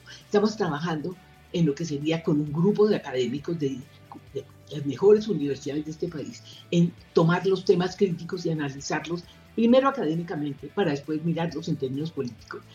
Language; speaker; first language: Spanish; native; Spanish